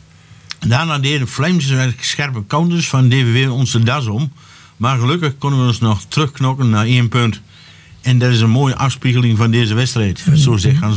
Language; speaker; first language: Dutch; native; Dutch